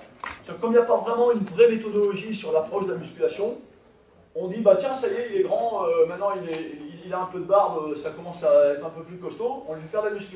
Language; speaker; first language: French; native; French